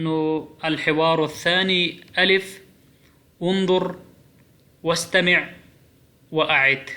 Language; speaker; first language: Arabic; non-native, fluent; Pashto